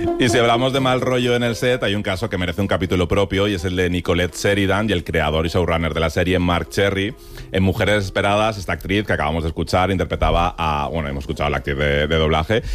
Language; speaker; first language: Spanish; native; Spanish